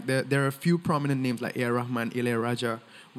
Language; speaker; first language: English; non-native, local second language; Tamil